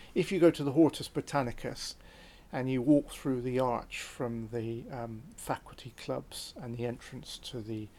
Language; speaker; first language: English; native; English